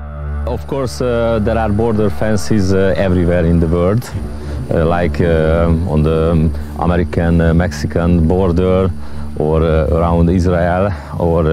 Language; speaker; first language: English; non-native, fluent; Hungarian